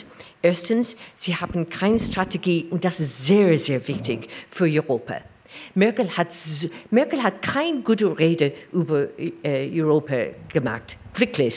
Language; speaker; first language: German; non-native, learner; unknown